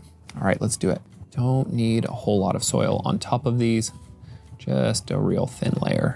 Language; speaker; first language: English; native; English